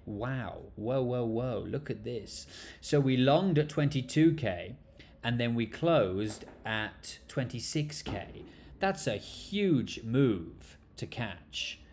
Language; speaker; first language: English; native; English